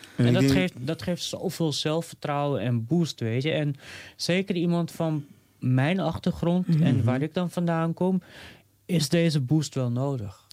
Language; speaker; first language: Dutch; native; Dutch